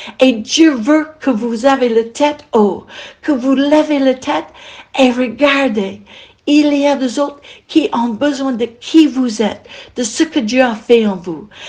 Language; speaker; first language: French; non-native, fluent; English